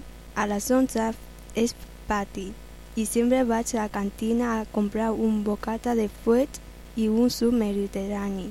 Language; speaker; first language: Catalan; non-native, learner; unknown